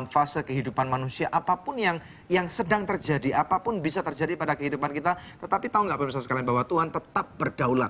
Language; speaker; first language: Indonesian; native; Indonesian